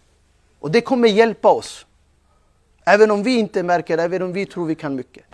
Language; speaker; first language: Swedish; non-native, fluent; Urdu